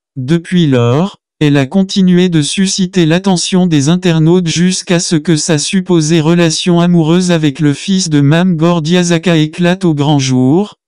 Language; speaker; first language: French; non-native, local second language; Wolof